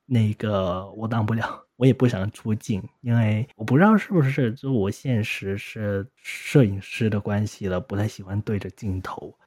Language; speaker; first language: Chinese; non-native, local second language; Cantonese